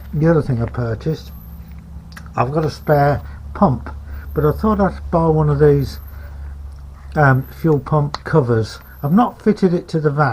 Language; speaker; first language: English; native; English